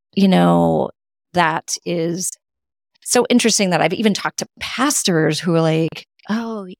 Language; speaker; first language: English; native; English